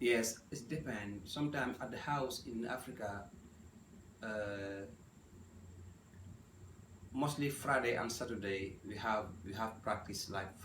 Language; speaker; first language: English; non-native, learner; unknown